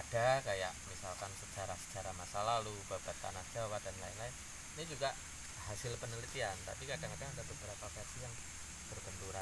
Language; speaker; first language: Indonesian; native; Indonesian